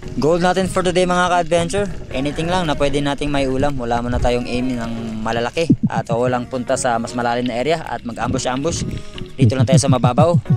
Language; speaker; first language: Filipino; non-native, local second language; Cebuano